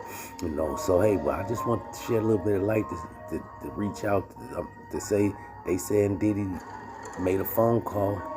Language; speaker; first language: English; native; English